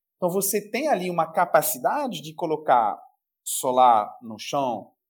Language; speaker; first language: Portuguese; non-native, fluent; French